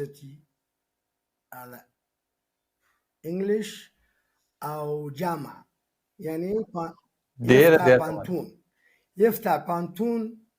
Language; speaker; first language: Arabic; non-native, learner; Pashto